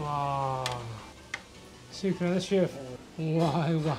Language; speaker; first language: English; non-native, learner; Korean